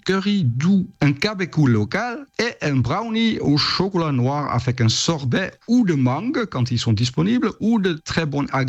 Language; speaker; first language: French; non-native, fluent; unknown